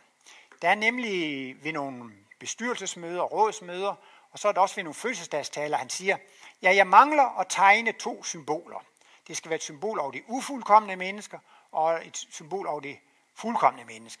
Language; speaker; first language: Danish; native; Danish